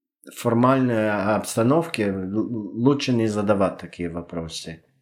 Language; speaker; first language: Russian; non-native, fluent; English